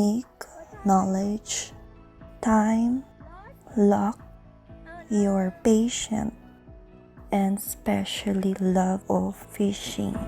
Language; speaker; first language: English; non-native, learner; Filipino